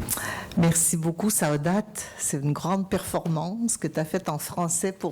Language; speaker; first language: French; native; French